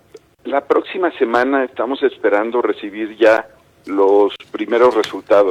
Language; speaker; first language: Spanish; native; Spanish